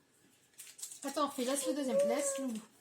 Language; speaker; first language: French; native; French